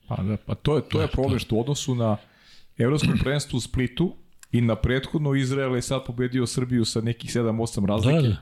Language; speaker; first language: Serbian; native; Serbian